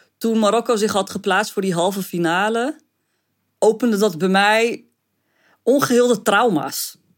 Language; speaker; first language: Dutch; early bilingual, other home language; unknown